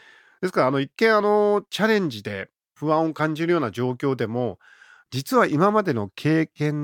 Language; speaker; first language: Japanese; native; Japanese